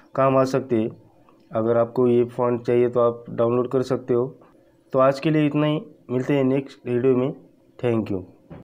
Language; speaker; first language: Hindi; non-native, local second language; Marathi